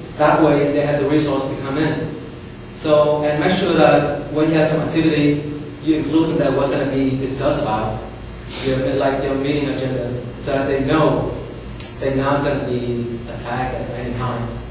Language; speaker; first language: English; non-native, fluent; Vietnamese